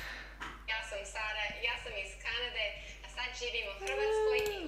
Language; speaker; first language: Croatian; non-native, learner; English